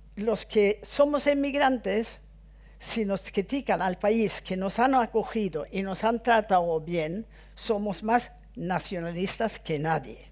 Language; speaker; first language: Spanish; non-native, fluent; Swedish